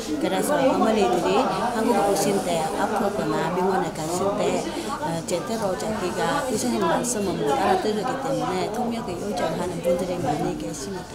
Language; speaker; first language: Korean; non-native, fluent; Vietnamese